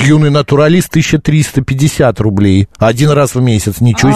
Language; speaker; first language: Russian; native; Russian